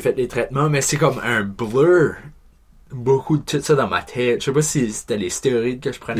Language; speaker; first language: French; native; French